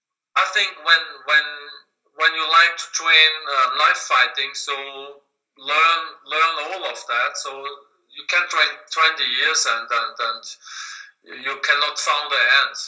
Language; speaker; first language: English; non-native, learner; German